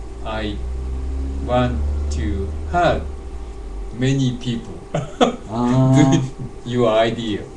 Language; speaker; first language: English; non-native, learner; Japanese